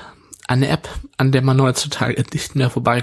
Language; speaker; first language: German; native; German